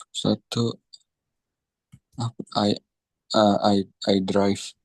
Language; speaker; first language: English; non-native, learner; Indonesian